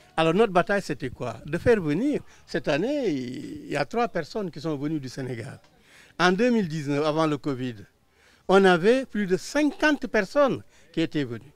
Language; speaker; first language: French; non-native, local second language; Wolof